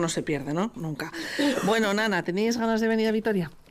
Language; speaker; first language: Spanish; native; Spanish